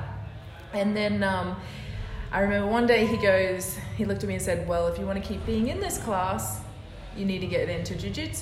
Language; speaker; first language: English; native; English